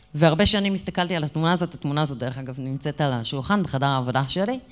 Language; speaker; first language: Hebrew; native; Hebrew